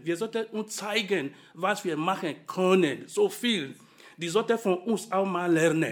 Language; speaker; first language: German; non-native, fluent; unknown